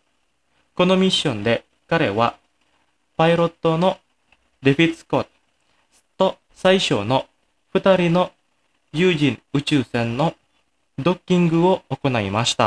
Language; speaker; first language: Japanese; non-native, fluent; Indonesian